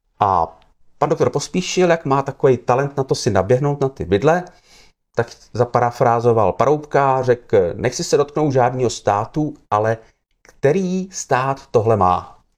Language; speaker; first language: Czech; native; Czech